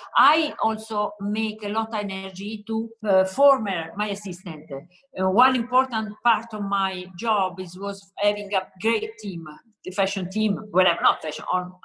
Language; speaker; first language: English; non-native, learner; Italian